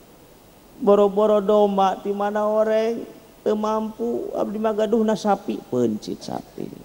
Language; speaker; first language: Indonesian; non-native, local second language; Sundanese